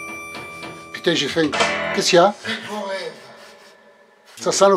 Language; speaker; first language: French; native; French